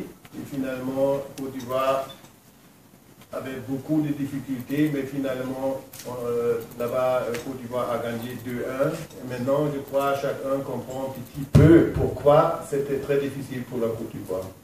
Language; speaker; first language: French; non-native, fluent; German